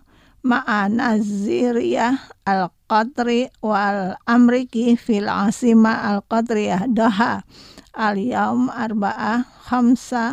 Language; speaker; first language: Arabic; non-native, fluent; Indonesian